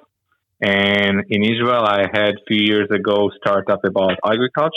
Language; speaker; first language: English; non-native, learner; Hebrew